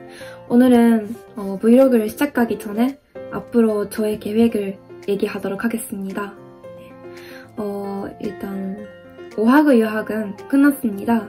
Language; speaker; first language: Korean; non-native, fluent; Japanese